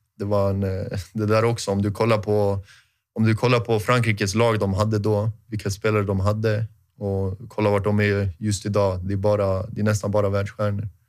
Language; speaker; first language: Swedish; native; Swedish